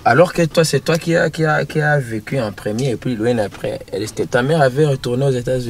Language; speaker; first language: French; non-native, local second language; Rundi